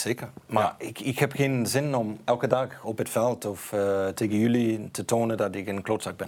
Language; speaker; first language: Dutch; non-native, fluent; Danish